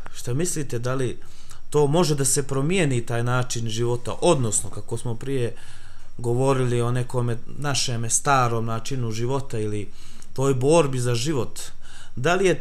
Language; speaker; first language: Croatian; native; Croatian